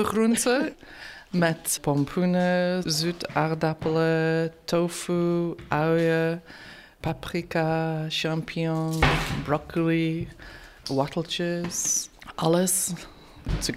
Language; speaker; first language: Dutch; non-native, learner; English